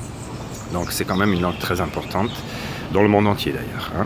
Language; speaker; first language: French; non-native, fluent; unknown